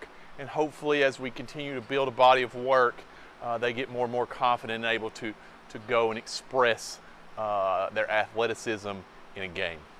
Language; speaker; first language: English; native; English